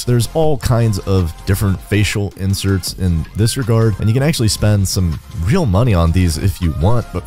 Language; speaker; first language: English; native; English